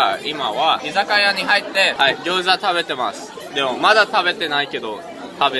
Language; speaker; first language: Japanese; early bilingual, heritage; English